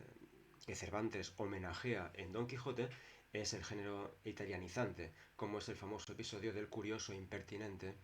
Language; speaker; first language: Spanish; native; Spanish